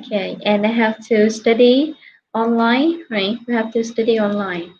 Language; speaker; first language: English; non-native, fluent; Vietnamese